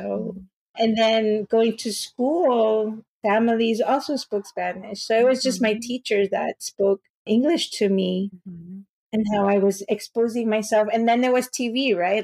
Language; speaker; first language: English; early bilingual, other home language; Spanish